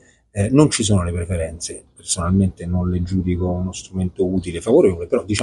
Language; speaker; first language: Italian; native; Italian